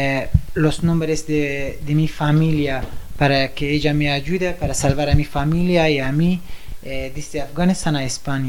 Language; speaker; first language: Spanish; non-native, fluent; Persian